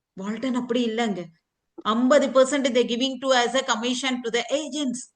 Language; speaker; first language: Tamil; non-native, fluent; Telugu